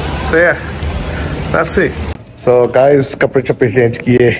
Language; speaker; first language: English; early bilingual, other home language; Hindi